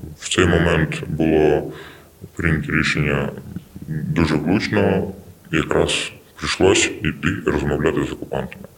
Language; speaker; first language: Ukrainian; non-native, local second language; Russian